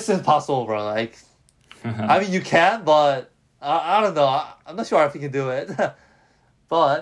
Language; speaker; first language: English; non-native, fluent; Korean